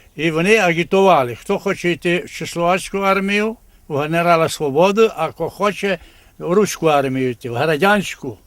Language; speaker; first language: Ukrainian; native; Ukrainian